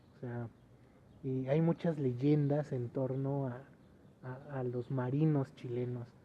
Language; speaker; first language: Spanish; native; Spanish